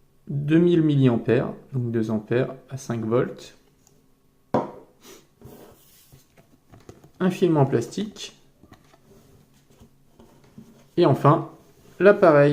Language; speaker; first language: French; native; French